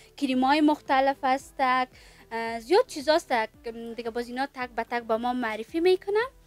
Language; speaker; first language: Persian; native; Persian